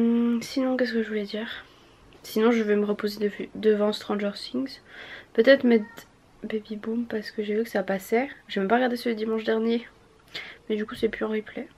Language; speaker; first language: French; native; French